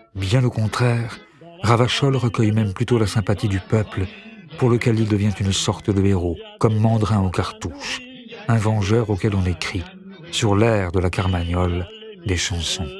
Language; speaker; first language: French; native; French